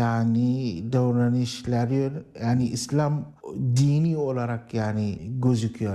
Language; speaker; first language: Turkish; non-native, learner; Arabic